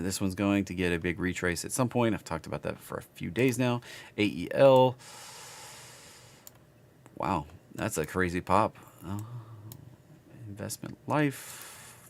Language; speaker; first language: English; native; English